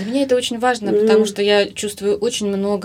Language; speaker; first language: Russian; native; Russian